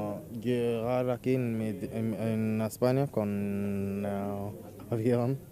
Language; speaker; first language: Spanish; non-native, learner; Arabic